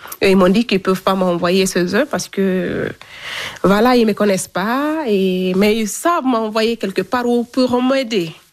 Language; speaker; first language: French; non-native, local second language; Fula